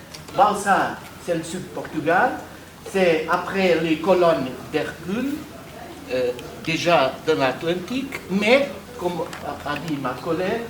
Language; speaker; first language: French; non-native, fluent; Portuguese